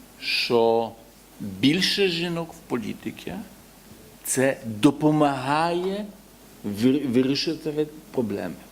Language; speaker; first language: Ukrainian; non-native, learner; Polish